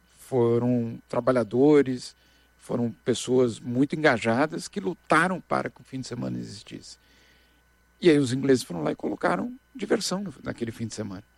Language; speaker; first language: Portuguese; native; Portuguese